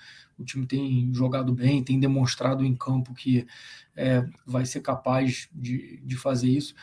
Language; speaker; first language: Portuguese; native; Portuguese